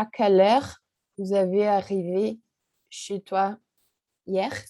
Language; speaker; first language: French; non-native, learner; Portuguese